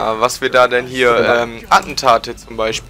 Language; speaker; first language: German; native; German